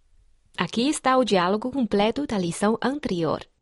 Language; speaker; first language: Portuguese; non-native, fluent; Chinese